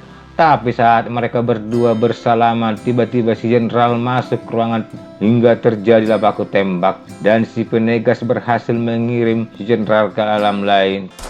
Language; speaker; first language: Indonesian; native; Indonesian